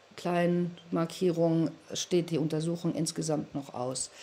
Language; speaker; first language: German; native; German